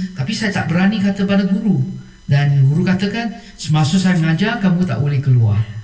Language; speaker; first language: Malay; non-native, local second language; Chinese